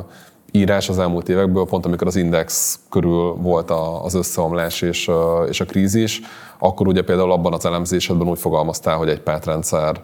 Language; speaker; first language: Hungarian; native; Hungarian